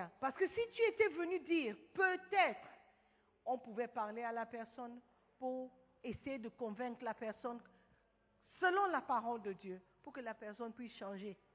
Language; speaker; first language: French; non-native, fluent; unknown